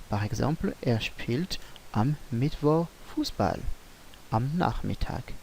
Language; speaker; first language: German; non-native, fluent; French